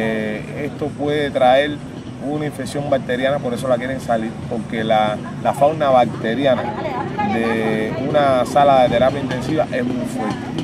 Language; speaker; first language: Spanish; native; Spanish